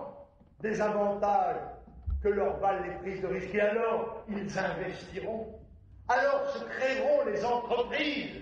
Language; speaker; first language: French; native; French